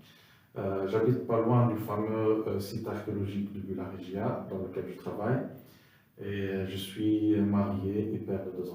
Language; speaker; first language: French; non-native, local second language; Arabic